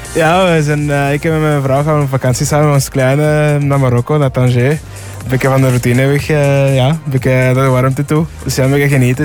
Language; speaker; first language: Dutch; early bilingual, other home language; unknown